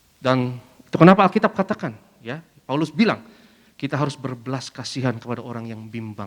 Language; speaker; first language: Indonesian; native; Indonesian